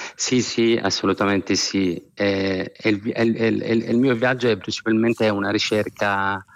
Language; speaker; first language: Italian; non-native, fluent; Arabic